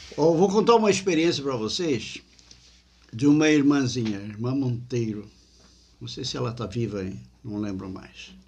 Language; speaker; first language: Portuguese; native; Portuguese